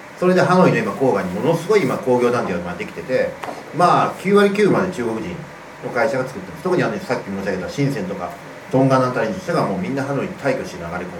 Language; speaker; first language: Japanese; native; Japanese